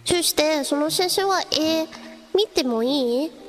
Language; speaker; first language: Japanese; non-native, learner; English